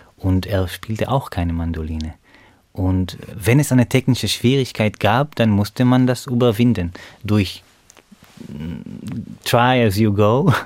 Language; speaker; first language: German; non-native, fluent; Hebrew